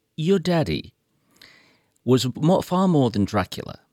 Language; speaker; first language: English; native; English